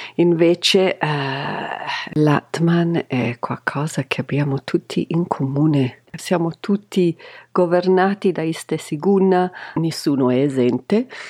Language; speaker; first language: Italian; non-native, fluent; English